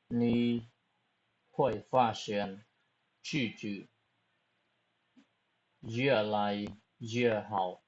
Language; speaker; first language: Chinese; non-native, fluent; Khmer